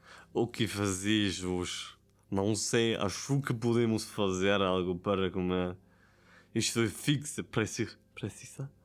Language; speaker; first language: Portuguese; non-native, learner; German